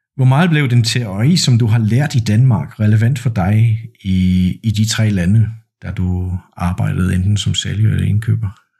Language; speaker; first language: Danish; non-native, fluent; Polish